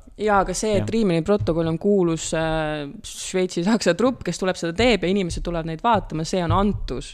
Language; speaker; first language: Estonian; non-native, local second language; Russian